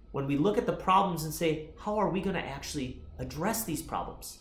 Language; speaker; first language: English; native; English